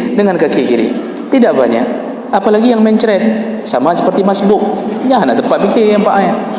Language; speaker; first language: Malay; non-native, fluent; Achinese